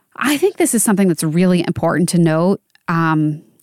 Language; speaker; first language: English; native; English